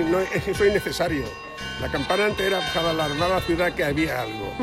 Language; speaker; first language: Spanish; native; Spanish